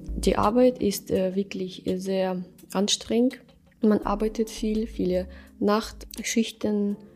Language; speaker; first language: German; non-native, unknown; Russian